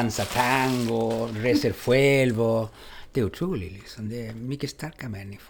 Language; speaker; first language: Swedish; non-native, fluent; Spanish